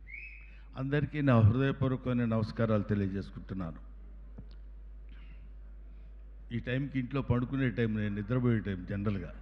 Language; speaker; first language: Telugu; native; Telugu